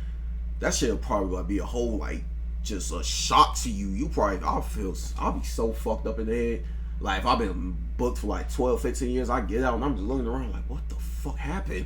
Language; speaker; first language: English; native; English